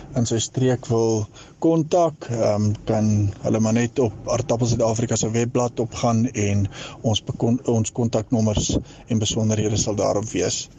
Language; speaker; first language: Afrikaans; native; Afrikaans